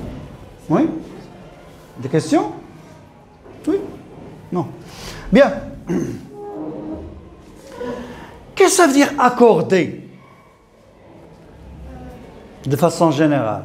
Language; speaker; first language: French; non-native, local second language; Arabic